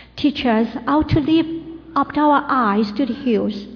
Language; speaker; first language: English; non-native, local second language; Chinese